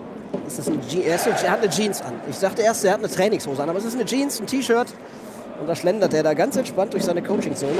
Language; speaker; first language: German; native; German